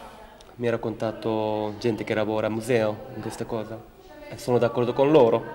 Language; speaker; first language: Italian; non-native, learner; Japanese